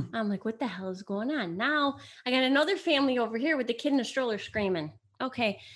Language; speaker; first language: English; early bilingual, other home language; Italian